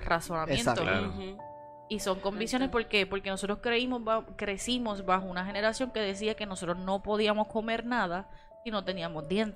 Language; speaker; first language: Spanish; native; Spanish